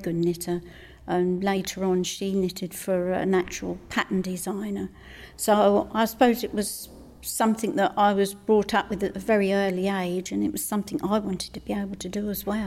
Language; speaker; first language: English; native; English